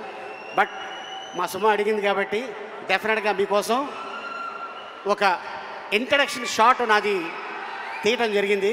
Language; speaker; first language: Telugu; native; Telugu